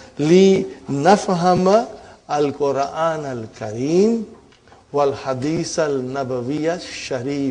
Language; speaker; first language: Arabic; non-native, fluent; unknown